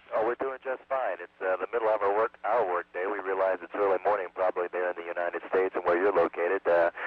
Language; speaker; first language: English; native; English